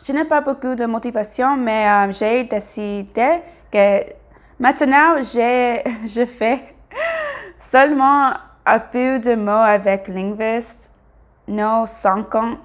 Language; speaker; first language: French; non-native, learner; English